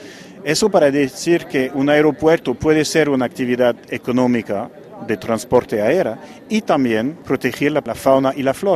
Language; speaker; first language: Spanish; non-native, fluent; French